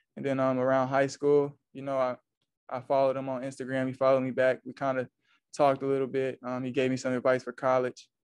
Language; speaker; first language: English; native; English